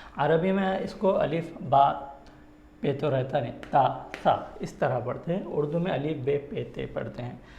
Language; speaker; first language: Urdu; native; Urdu